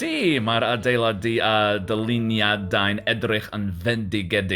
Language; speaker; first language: Welsh; non-native, learner; English